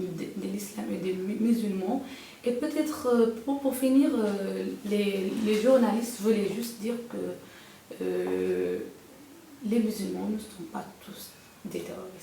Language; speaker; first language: French; non-native, local second language; Arabic